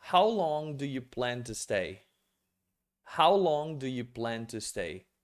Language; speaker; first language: English; non-native, fluent; Portuguese